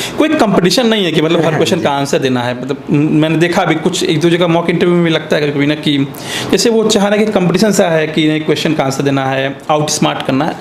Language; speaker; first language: Hindi; native; Hindi